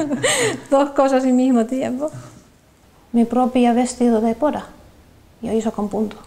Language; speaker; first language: Spanish; non-native, learner; Finnish